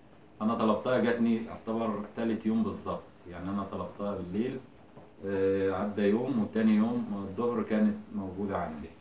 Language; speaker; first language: Arabic; native; Arabic